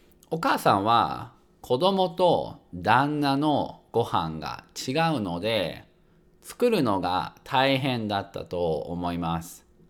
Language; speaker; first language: Japanese; native; Japanese